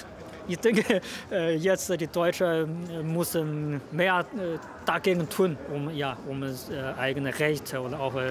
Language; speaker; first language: German; non-native, learner; Chinese